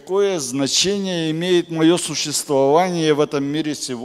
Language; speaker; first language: Polish; non-native, learner; Russian